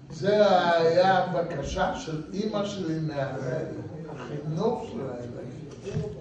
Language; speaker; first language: Hebrew; non-native, fluent; Yiddish